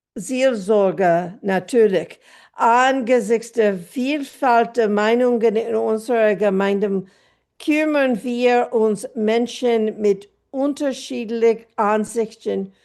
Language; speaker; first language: German; non-native, fluent; English